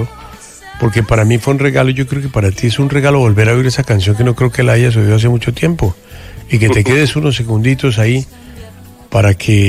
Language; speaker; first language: Spanish; native; Spanish